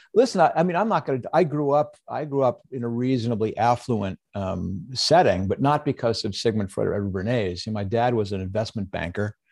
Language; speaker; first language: English; native; English